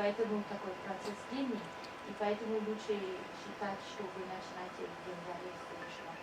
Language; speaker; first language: Russian; non-native, fluent; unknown